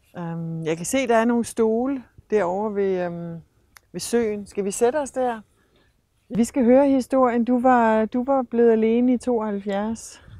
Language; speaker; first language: Danish; native; Danish